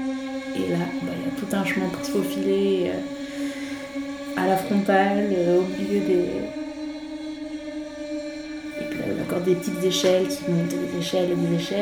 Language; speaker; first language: French; native; French